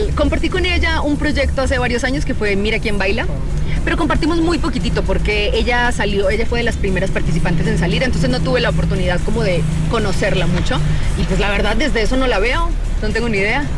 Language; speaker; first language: Spanish; native; Spanish